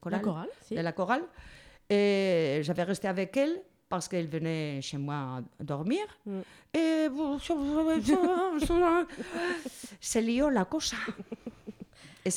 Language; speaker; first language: French; non-native, learner; Spanish